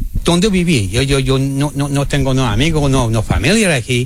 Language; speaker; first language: Spanish; non-native, learner; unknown